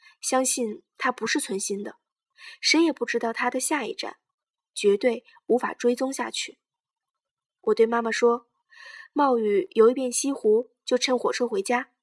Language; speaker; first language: Chinese; native; Chinese